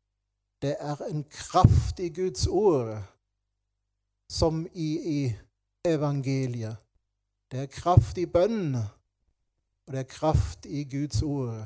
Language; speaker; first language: Norwegian; non-native, fluent; German